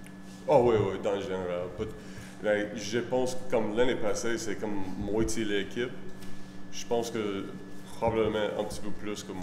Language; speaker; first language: French; non-native, learner; English